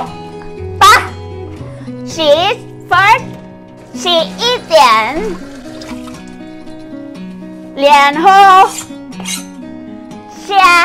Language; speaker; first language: Chinese; non-native, learner; Thai